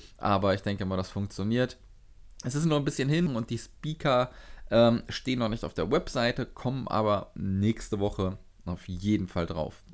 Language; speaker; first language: German; native; German